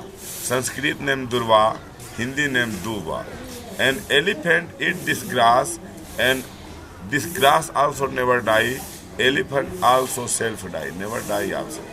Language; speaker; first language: English; non-native, learner; Hindi